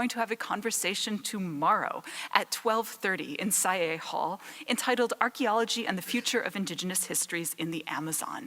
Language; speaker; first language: English; native; English